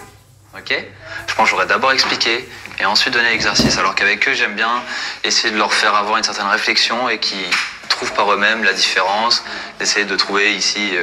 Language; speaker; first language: French; native; French